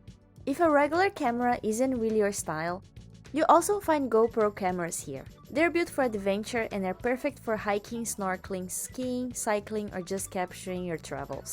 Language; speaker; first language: English; native; English